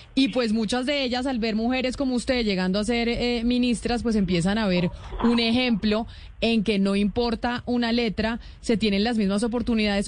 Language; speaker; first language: Spanish; native; Spanish